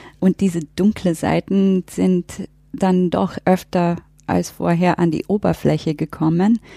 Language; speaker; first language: German; non-native, fluent; English